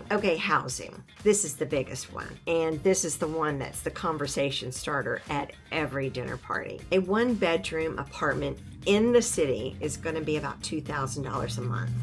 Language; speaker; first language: English; native; English